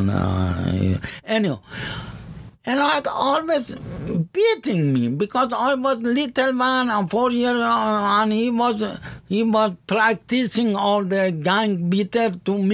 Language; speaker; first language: English; non-native, learner; Persian